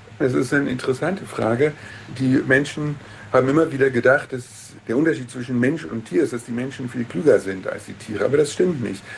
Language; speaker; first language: German; native; German